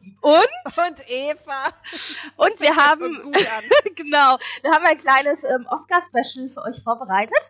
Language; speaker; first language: German; native; German